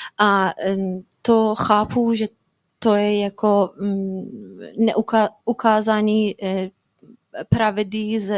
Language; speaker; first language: Czech; non-native, fluent; Persian